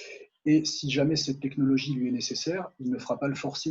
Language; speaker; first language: French; native; French